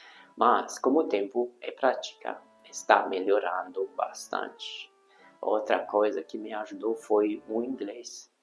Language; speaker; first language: Portuguese; non-native, fluent; Hungarian